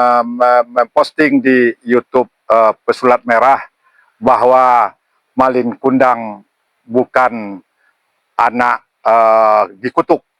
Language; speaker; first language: Indonesian; non-native, local second language; Minangkabau